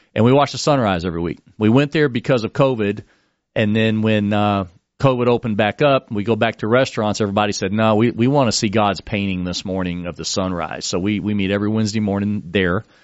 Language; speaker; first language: English; native; English